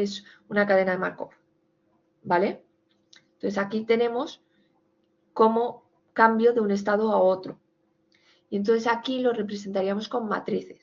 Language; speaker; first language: Spanish; native; Spanish